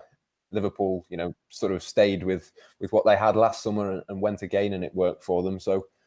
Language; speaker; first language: English; native; English